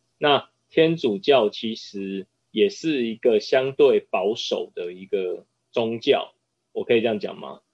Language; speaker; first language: Chinese; native; Chinese